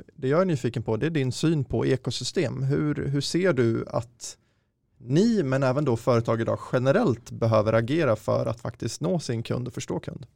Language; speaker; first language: Swedish; native; Swedish